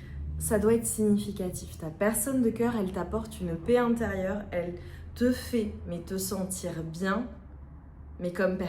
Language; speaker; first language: French; native; French